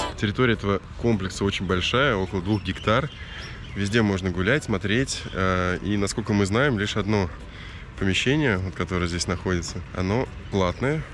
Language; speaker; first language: Russian; native; Russian